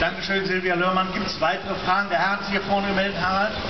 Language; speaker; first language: German; native; German